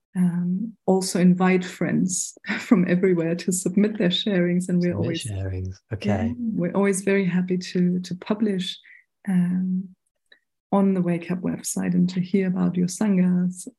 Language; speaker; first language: English; non-native, fluent; German